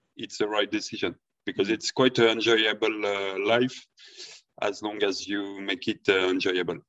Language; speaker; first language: English; non-native, fluent; French